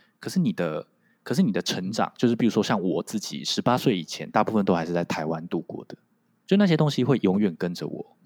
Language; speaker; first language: Chinese; non-native, local second language; Min Nan Chinese